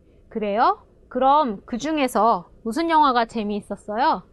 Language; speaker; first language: Korean; native; Korean